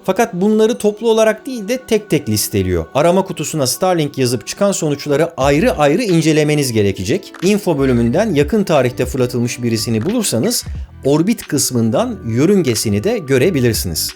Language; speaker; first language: Turkish; native; Turkish